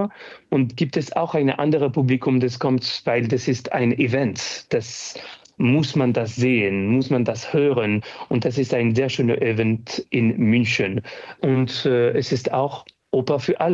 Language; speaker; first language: German; non-native, fluent; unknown